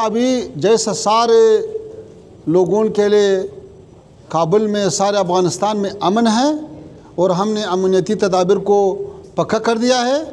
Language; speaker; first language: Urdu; non-native, learner; Pashto